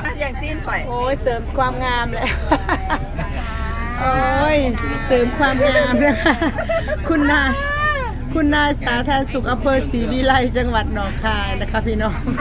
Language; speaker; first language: Thai; native; Thai